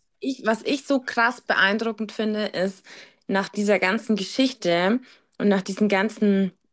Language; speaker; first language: German; native; German